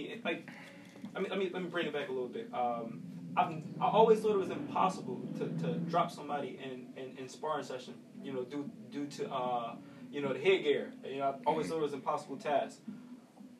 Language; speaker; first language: English; native; English